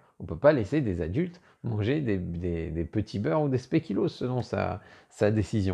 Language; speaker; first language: French; native; French